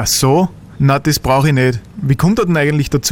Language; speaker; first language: German; native; German